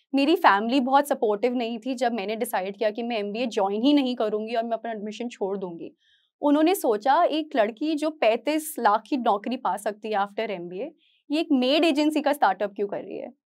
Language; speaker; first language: Hindi; native; Hindi